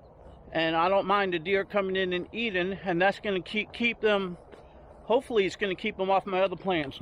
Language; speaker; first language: English; native; English